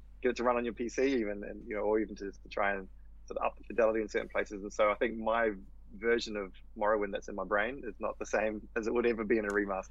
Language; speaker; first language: English; native; English